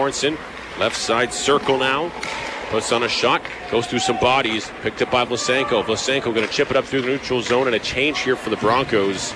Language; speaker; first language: English; native; English